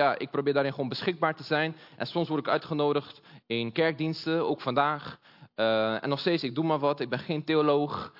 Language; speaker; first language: Dutch; early bilingual, other home language; Portuguese